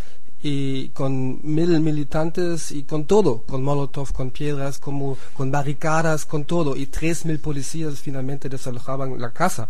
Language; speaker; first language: Spanish; non-native, fluent; German